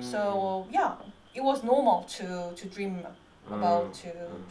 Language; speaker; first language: English; non-native, fluent; Korean